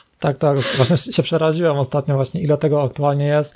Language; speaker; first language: Polish; native; Polish